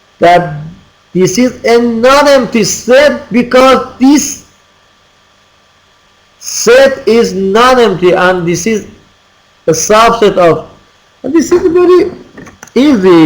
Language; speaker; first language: English; non-native, fluent; Persian